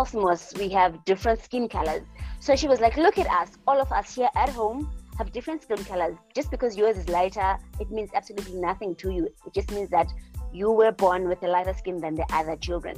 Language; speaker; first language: English; non-native, local second language; Xhosa